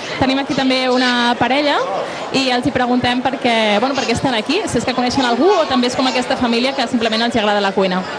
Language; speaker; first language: Catalan; native; Catalan